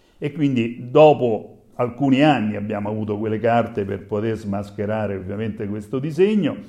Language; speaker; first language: Italian; native; Italian